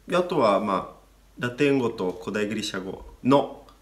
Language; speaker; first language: Japanese; non-native, fluent; Italian